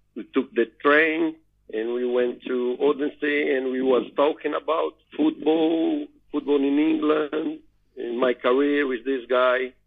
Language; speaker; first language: English; non-native, learner; Portuguese